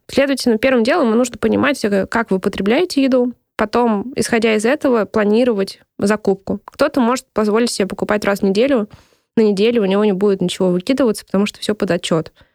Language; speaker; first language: Russian; native; Russian